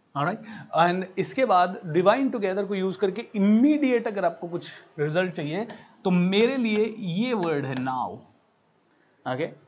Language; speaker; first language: Hindi; native; Hindi